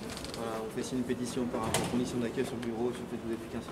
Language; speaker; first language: French; native; French